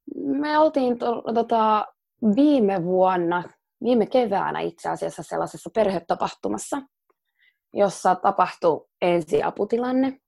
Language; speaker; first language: Finnish; early bilingual, other home language; Somali